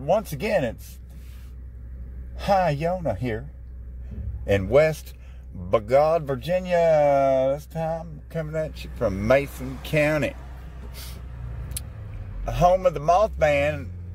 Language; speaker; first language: English; native; English